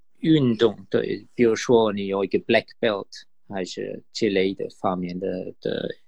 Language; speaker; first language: Chinese; non-native, fluent; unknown